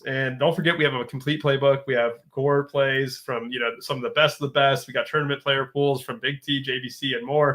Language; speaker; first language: English; native; English